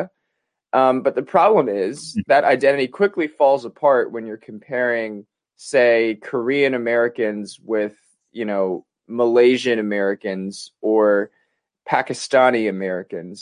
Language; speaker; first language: English; native; English